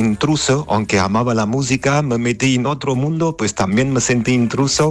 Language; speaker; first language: Spanish; non-native, fluent; Armenian